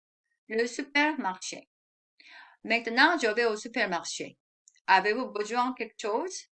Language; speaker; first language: French; non-native, fluent; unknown